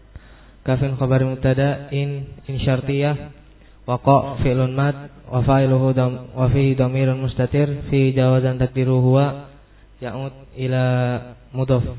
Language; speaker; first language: Arabic; non-native, learner; Indonesian